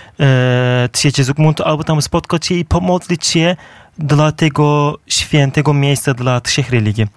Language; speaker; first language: Polish; non-native, fluent; Turkish